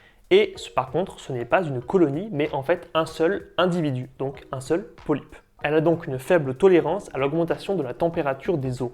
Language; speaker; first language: French; native; French